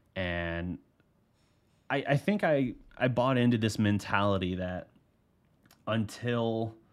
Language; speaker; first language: English; native; English